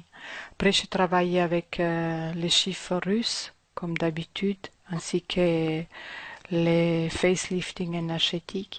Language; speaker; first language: French; non-native, fluent; German